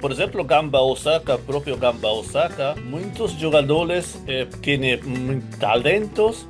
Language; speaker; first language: Portuguese; non-native, learner; Japanese